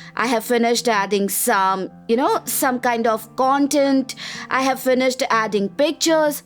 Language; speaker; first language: English; non-native, local second language; Gujarati